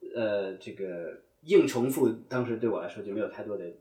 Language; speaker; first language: Chinese; non-native, fluent; English